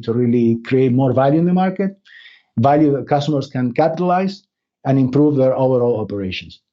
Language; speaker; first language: English; non-native, fluent; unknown